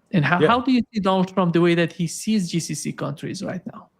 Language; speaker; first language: English; non-native, fluent; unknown